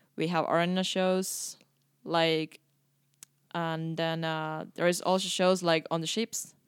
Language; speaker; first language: English; non-native, fluent; Finnish